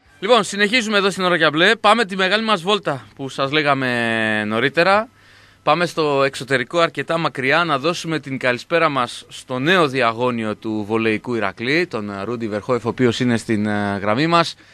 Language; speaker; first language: Greek; native; Greek